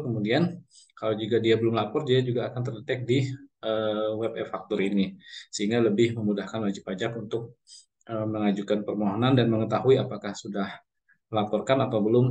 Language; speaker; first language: Indonesian; native; Indonesian